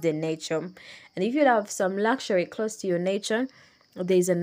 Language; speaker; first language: English; non-native, local second language; Ganda